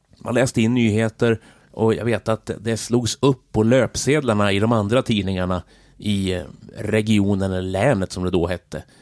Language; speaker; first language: Swedish; native; Swedish